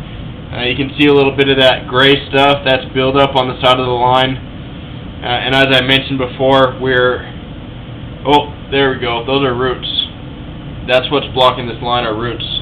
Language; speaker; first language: English; native; English